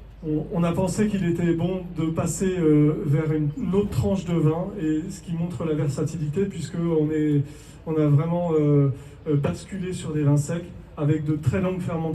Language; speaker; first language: French; native; French